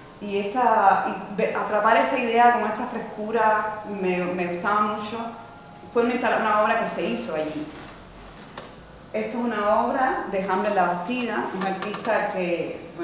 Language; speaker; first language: Spanish; native; Spanish